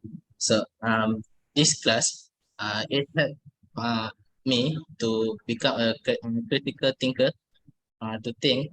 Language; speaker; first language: English; non-native, learner; Malay